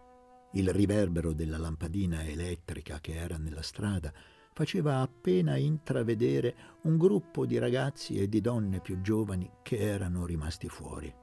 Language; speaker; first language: Italian; native; Italian